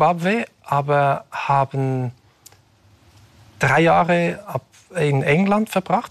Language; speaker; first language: German; native; German